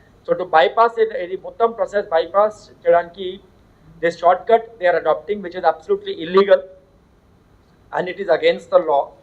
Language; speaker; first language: English; non-native, local second language; Telugu